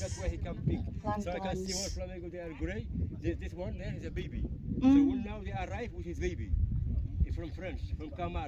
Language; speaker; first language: English; non-native, learner; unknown